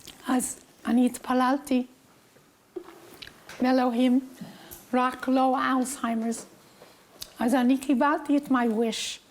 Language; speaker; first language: Hebrew; non-native, fluent; English